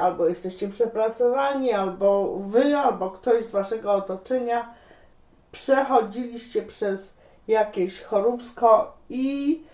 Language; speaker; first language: Polish; native; Polish